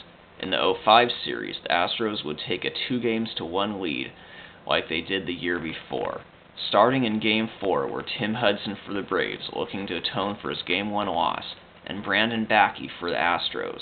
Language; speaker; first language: English; native; English